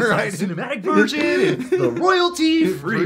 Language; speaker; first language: English; native; English